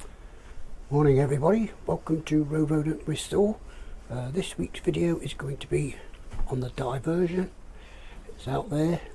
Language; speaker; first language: English; native; English